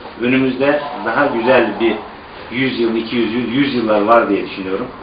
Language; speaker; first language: Turkish; native; Turkish